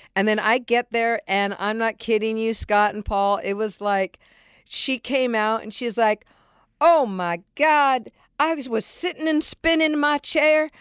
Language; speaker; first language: English; native; English